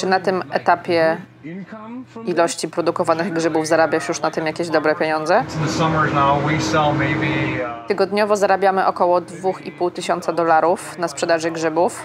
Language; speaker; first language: Polish; native; Polish